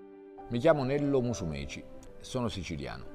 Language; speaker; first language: Italian; native; Italian